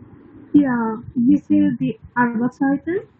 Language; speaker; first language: German; non-native, learner; Bangla